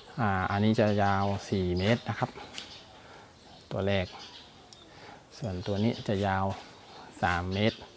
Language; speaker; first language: Thai; native; Thai